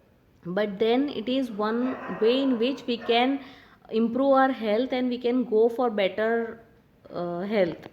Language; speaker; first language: English; non-native, local second language; Hindi